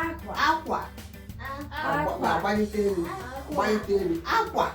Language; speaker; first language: Igbo; native; Igbo